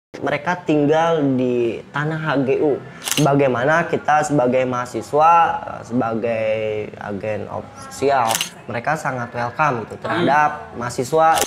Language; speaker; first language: Indonesian; native; Indonesian